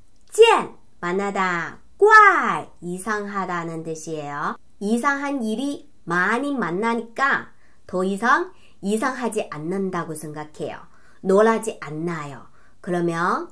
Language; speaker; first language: Korean; non-native, fluent; Chinese